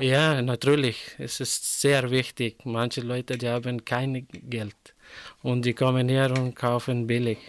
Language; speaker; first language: German; non-native, learner; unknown